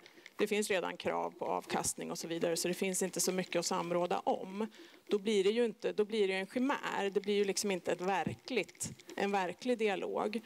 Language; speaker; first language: Swedish; native; Swedish